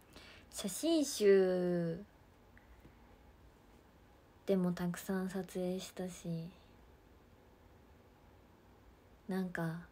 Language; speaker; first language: Japanese; native; Japanese